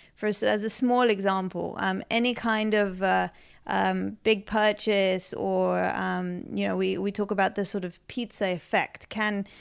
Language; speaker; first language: English; native; English